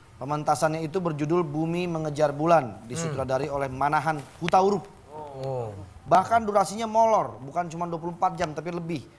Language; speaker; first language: Indonesian; native; Indonesian